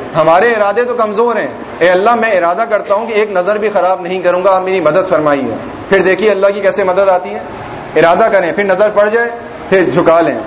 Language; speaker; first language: Urdu; native; Urdu